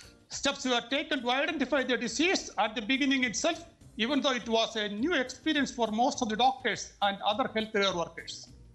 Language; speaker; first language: English; non-native, local second language; Malayalam